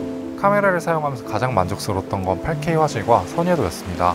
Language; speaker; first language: Korean; native; Korean